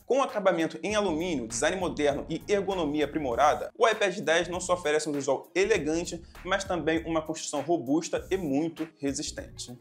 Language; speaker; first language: Portuguese; native; Portuguese